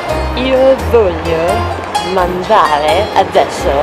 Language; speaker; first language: Italian; non-native, learner; English